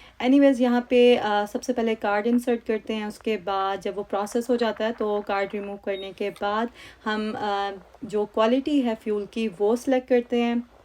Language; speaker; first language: Urdu; native; Urdu